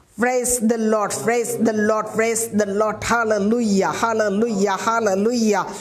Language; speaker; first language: Hindi; non-native, local second language; Assamese